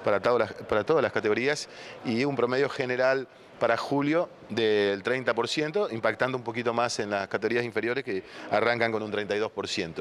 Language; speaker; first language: Spanish; native; Spanish